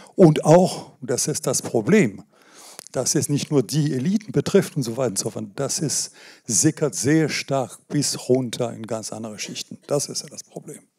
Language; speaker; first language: German; non-native, fluent; French